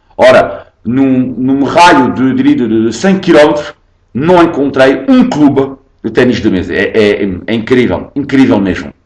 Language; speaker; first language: Portuguese; non-native, fluent; French